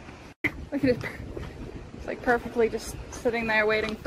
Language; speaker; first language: English; native; English